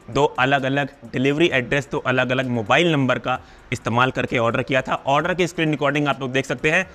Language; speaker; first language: Hindi; non-native, local second language; Punjabi